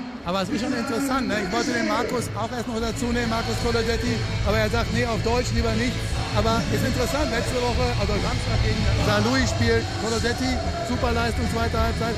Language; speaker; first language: German; native; German